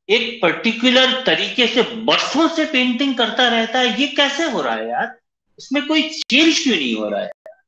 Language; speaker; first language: Hindi; native; Hindi